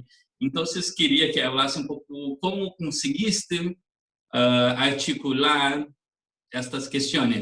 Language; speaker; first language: Spanish; non-native, learner; Portuguese